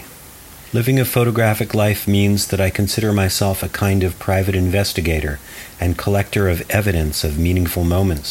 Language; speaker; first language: English; native; English